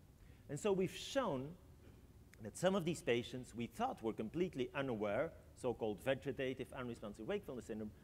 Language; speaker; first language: English; non-native, fluent; French